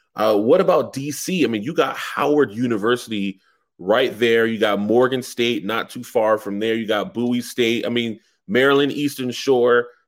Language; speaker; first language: English; native; English